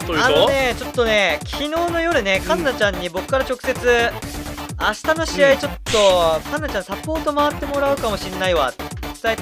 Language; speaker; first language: Japanese; native; Japanese